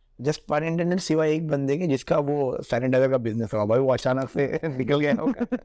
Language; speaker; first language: Hindi; non-native, local second language; Marathi